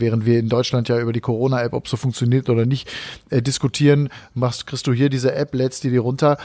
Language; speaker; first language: German; native; German